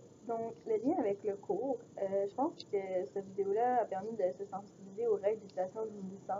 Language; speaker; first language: French; native; French